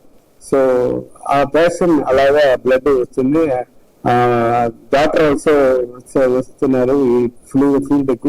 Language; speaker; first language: Telugu; non-native, learner; Tamil